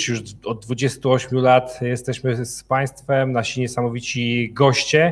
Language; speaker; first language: Polish; native; Polish